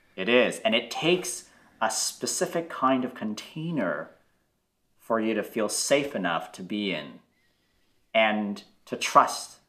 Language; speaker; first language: English; native; English